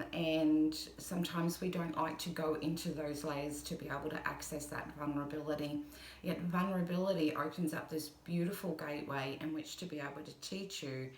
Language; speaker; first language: English; native; English